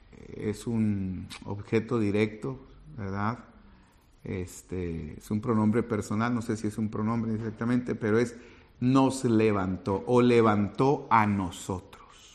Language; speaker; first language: Spanish; native; Spanish